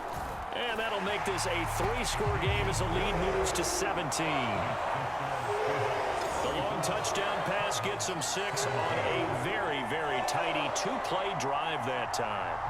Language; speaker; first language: English; native; English